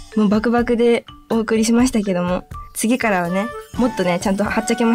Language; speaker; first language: Japanese; native; Japanese